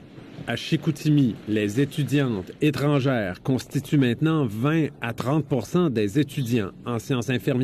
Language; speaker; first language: French; native; French